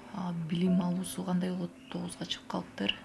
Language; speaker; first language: Kyrgyz; native; Kyrgyz